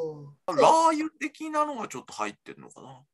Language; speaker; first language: Japanese; native; Japanese